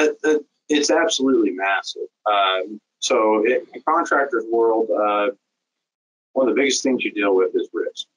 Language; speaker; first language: English; native; English